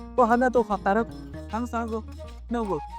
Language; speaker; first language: Korean; non-native, learner; Sinhala